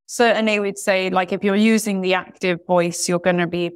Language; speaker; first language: English; native; English